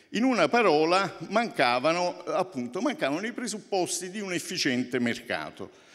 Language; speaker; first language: Italian; native; Italian